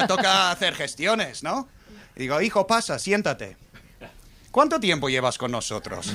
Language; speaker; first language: Spanish; non-native, fluent; English